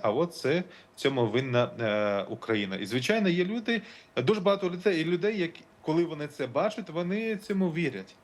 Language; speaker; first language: Ukrainian; non-native, local second language; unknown